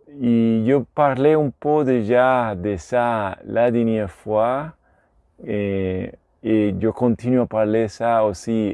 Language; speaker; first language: French; non-native, learner; Spanish